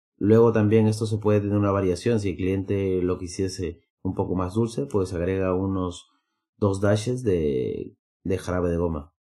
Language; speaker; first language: Spanish; native; Spanish